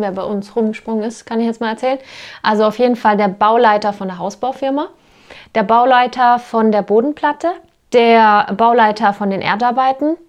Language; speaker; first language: German; native; German